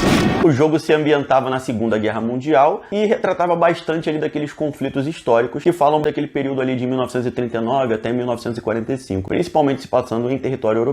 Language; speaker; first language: Portuguese; native; Portuguese